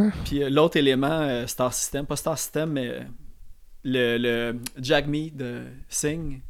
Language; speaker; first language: French; native; French